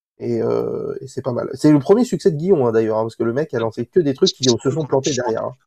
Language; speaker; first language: French; native; French